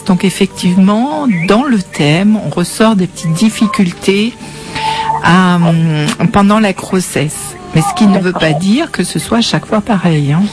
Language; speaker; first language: French; native; French